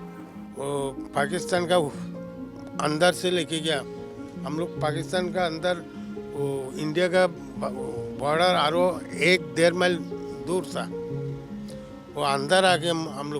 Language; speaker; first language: Hindi; non-native, local second language; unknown